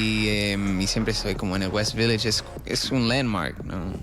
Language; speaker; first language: Spanish; early bilingual, heritage; Spanish